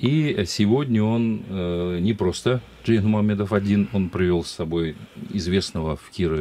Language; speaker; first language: Russian; native; Russian